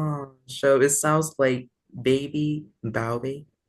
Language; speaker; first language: English; non-native, learner; Vietnamese